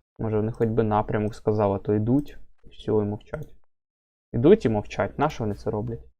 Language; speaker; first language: Ukrainian; non-native, local second language; Russian